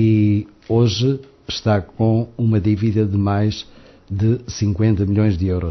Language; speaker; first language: Portuguese; native; Portuguese